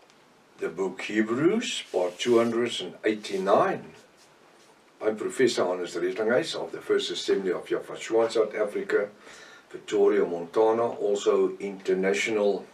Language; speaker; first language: English; non-native, local second language; Afrikaans